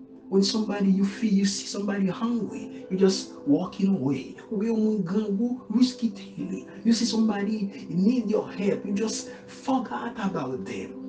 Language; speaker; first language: English; non-native, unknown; Haitian Creole